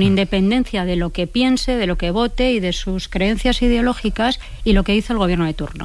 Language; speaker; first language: Spanish; native; Spanish